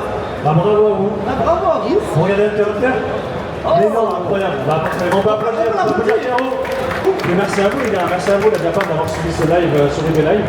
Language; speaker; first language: French; native; French